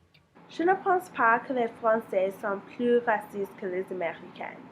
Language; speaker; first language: French; non-native, learner; English